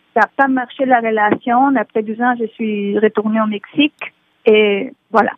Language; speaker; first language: French; non-native, fluent; Spanish